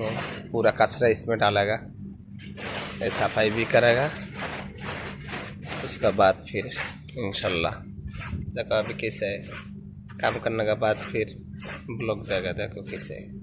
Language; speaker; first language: Hindi; non-native, learner; Bangla